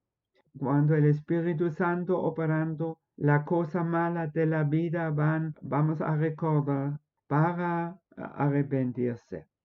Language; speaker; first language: Spanish; non-native, fluent; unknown